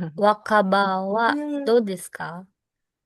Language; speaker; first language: Japanese; non-native, learner; Filipino